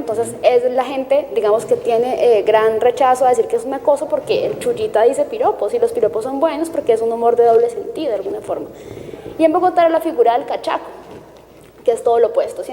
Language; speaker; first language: Spanish; native; Spanish